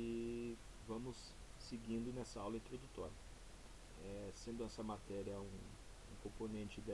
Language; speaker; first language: Portuguese; native; Portuguese